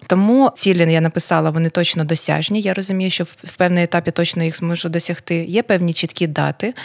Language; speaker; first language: Ukrainian; non-native, local second language; Russian